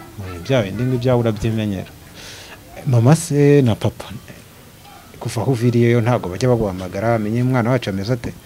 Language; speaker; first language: Kinyarwanda; native; Kinyarwanda